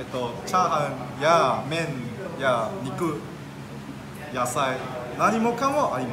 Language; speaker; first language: Japanese; non-native, learner; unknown